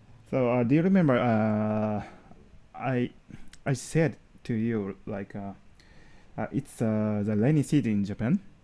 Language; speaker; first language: English; non-native, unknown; Japanese